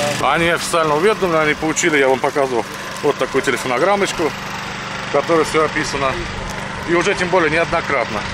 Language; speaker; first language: Russian; native; Russian